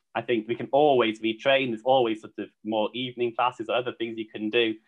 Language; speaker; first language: English; native; English